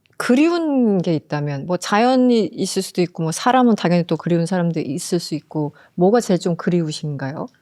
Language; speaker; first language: Korean; native; Korean